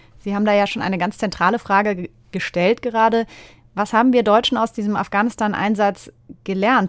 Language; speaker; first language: German; native; German